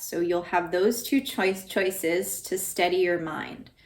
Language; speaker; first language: English; native; English